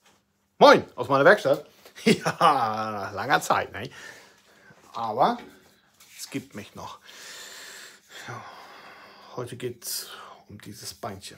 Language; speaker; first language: German; native; German